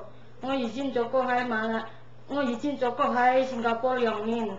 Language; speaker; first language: Cantonese; non-native, learner; Indonesian